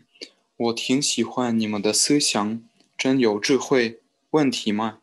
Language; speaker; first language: Chinese; non-native, learner; Russian